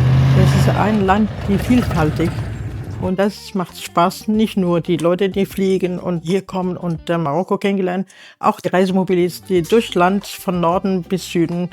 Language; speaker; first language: German; non-native, learner; Arabic